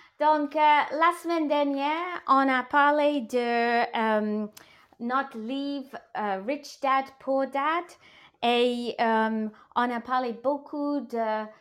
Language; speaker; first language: French; non-native, learner; English